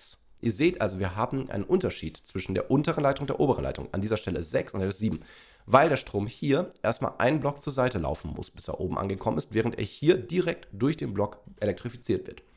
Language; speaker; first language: German; native; German